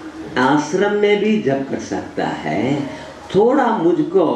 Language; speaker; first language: Hindi; non-native, learner; English